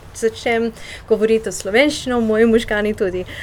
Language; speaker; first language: Slovenian; early bilingual, heritage; Slovenian